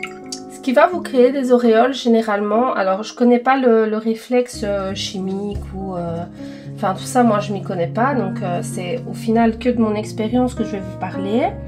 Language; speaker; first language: French; native; French